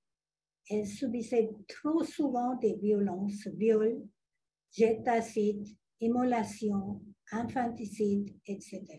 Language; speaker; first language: French; non-native, fluent; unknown